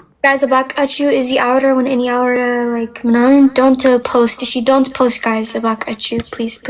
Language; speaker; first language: English; non-native, fluent; Amharic